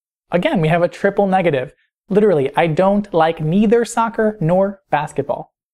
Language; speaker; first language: English; native; English